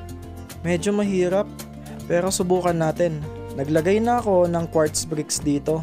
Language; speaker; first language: Filipino; native; Filipino